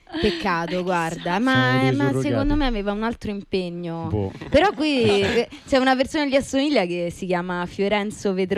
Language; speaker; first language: Italian; native; Italian